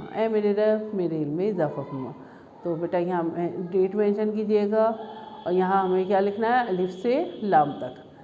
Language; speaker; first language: Hindi; native; Hindi